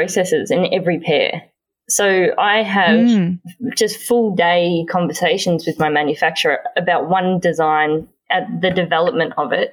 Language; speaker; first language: English; native; English